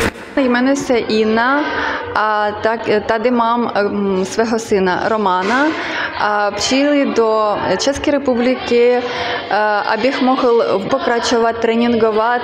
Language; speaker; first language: Czech; non-native, learner; Ukrainian